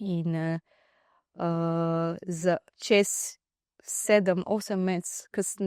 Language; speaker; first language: Slovenian; non-native, learner; Divehi